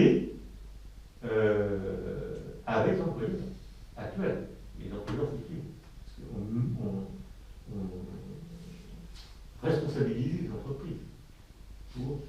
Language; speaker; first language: French; native; French